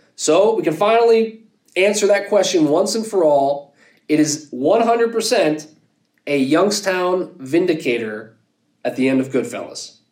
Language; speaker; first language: English; native; English